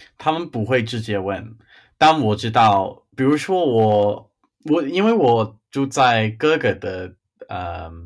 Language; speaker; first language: Chinese; non-native, fluent; English